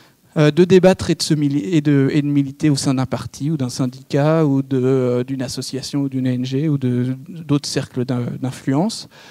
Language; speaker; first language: French; native; French